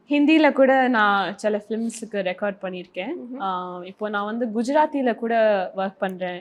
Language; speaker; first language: Tamil; early bilingual, heritage; Tamil